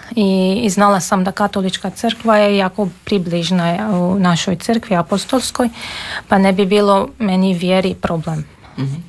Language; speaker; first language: Serbian; non-native, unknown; Armenian